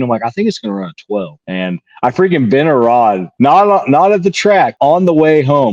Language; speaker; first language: English; native; English